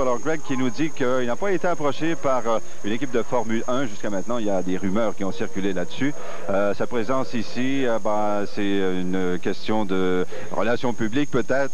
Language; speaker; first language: French; native; French